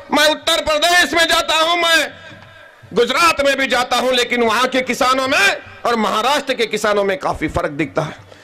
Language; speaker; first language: Hindi; non-native, local second language; Marathi